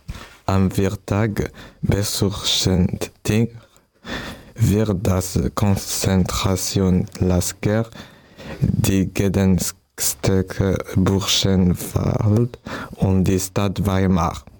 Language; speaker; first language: German; non-native, learner; French